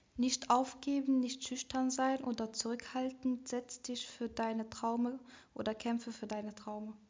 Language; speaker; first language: German; early bilingual, other home language; Arabic